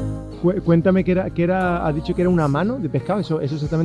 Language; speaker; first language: Spanish; native; Spanish